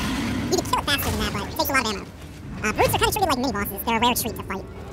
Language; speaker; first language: English; native; English